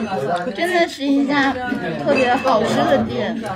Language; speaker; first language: Chinese; native; Chinese